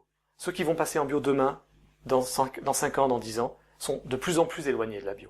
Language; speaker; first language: French; native; French